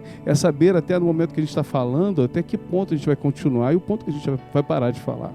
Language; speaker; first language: Portuguese; native; Portuguese